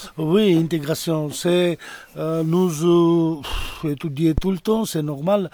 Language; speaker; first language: French; non-native, learner; Georgian